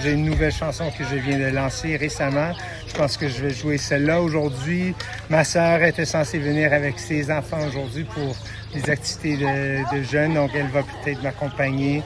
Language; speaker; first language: French; non-native, local second language; English